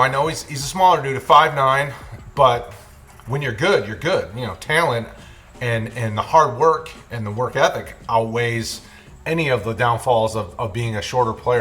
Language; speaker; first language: English; native; English